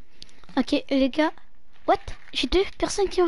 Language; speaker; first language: French; native; French